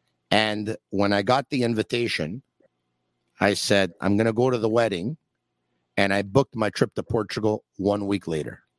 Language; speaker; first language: English; early bilingual, other home language; Italian